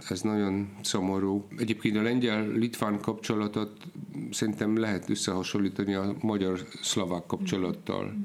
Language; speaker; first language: Hungarian; non-native, fluent; Polish